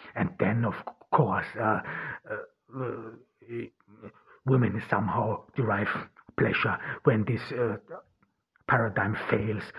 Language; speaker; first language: English; non-native, fluent; Turkish